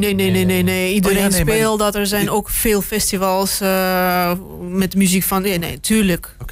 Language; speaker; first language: Dutch; non-native, fluent; Russian